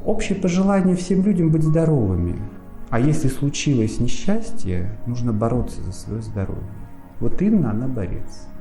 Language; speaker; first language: Russian; native; Russian